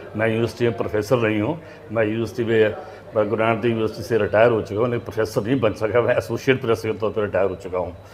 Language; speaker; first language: Hindi; non-native, local second language; Punjabi